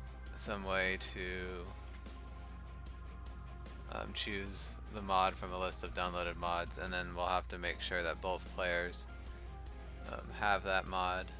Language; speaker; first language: English; native; English